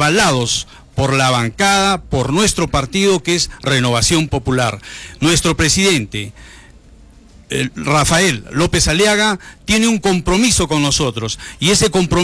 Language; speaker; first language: Spanish; native; Spanish